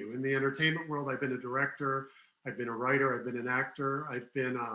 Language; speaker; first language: English; native; English